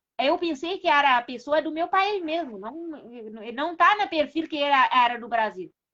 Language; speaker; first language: Portuguese; non-native, local second language; Kabuverdianu